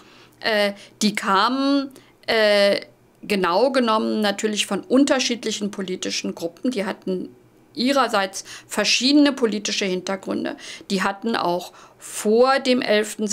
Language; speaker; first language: German; native; German